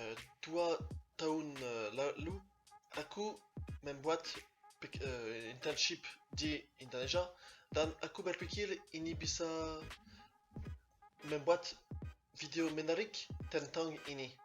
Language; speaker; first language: Indonesian; non-native, learner; French